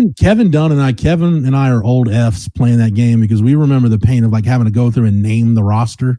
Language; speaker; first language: English; native; English